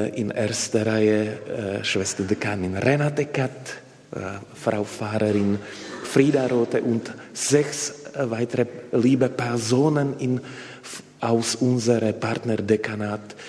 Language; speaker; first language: German; non-native, learner; Slovak